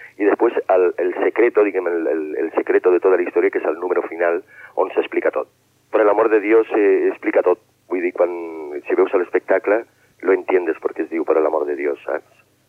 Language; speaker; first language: Catalan; non-native, local second language; Spanish